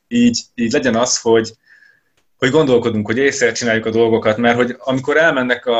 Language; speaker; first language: Hungarian; native; Hungarian